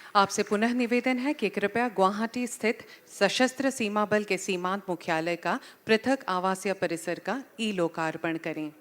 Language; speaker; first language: Hindi; non-native, local second language; Assamese